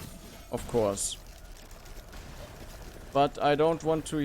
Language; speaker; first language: English; non-native, fluent; German